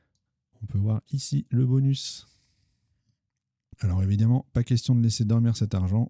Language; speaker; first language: French; native; French